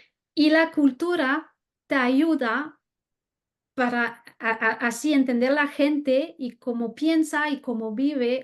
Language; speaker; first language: Spanish; non-native, fluent; French